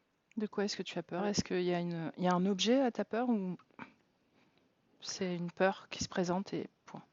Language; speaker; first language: French; native; French